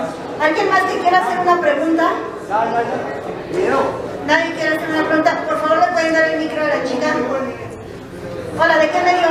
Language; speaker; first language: Spanish; native; Spanish